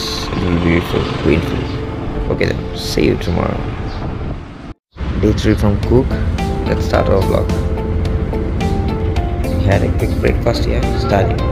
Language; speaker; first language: English; non-native, local second language; Telugu